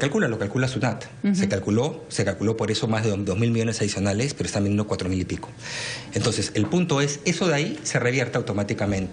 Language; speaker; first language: Spanish; native; Spanish